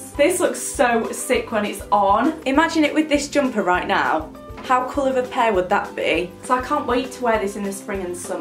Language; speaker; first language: English; native; English